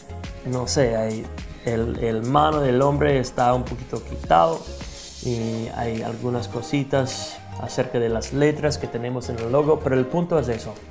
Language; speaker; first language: Spanish; non-native, fluent; English